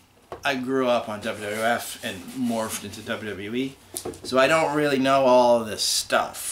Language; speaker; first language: English; native; English